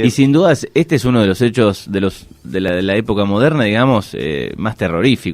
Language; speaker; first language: Spanish; native; Spanish